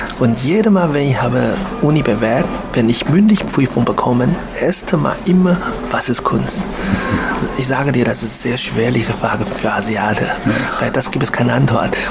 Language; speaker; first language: German; non-native, learner; Chinese